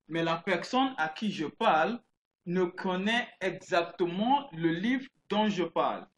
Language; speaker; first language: French; non-native, fluent; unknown